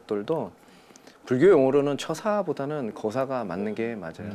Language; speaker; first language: Korean; native; Korean